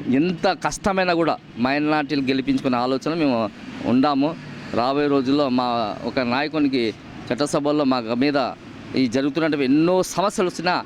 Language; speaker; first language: Telugu; non-native, local second language; Urdu